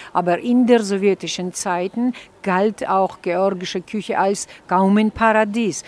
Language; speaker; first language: German; non-native, fluent; Georgian